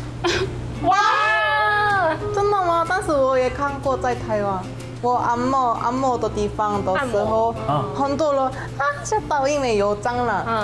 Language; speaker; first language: Chinese; non-native, learner; Korean